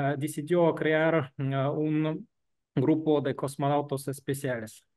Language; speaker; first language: Spanish; non-native, learner; Russian